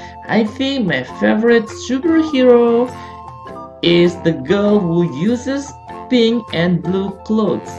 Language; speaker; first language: English; non-native, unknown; Indonesian